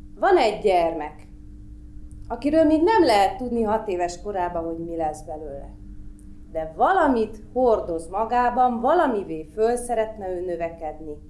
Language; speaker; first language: Hungarian; native; Hungarian